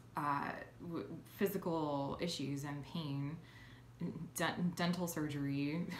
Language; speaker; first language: English; native; English